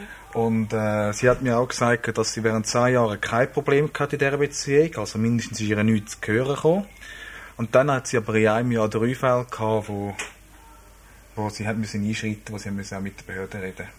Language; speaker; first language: German; native; German